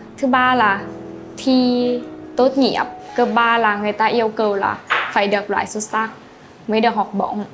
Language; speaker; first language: Vietnamese; non-native, learner; Lao